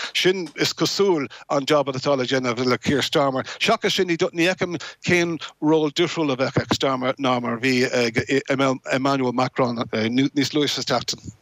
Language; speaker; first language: Irish; non-native, local second language; English